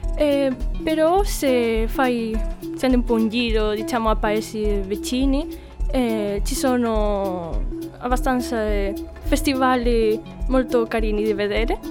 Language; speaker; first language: Italian; non-native, fluent; Spanish